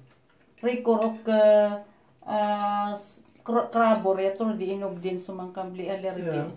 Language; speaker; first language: Swedish; non-native, fluent; Filipino